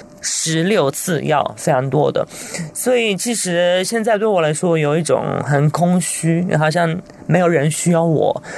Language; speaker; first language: Chinese; non-native, fluent; Italian